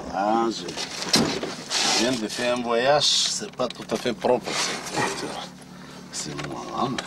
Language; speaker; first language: French; non-native, fluent; Bulgarian